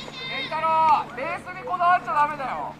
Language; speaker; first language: Japanese; native; Japanese